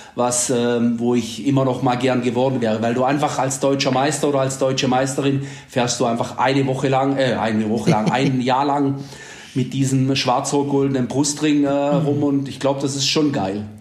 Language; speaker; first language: German; native; German